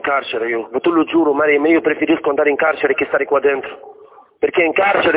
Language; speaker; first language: Italian; non-native, fluent; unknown